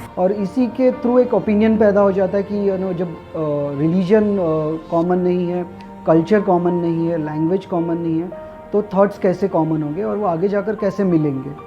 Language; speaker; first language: Hindi; non-native, local second language; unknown